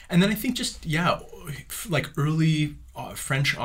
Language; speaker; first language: English; native; English